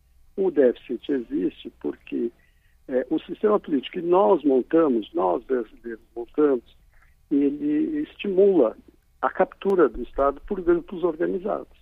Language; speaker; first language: Portuguese; native; Portuguese